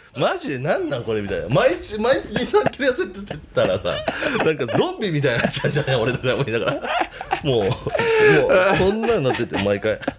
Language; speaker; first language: Japanese; native; Japanese